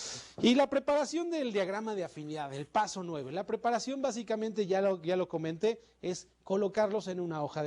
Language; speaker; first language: Spanish; native; Spanish